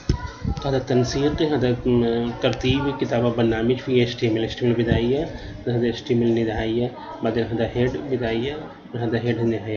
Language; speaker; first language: Arabic; non-native, learner; Urdu